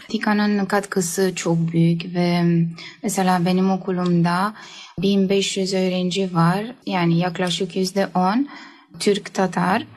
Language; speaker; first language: Turkish; early bilingual, heritage; Turkish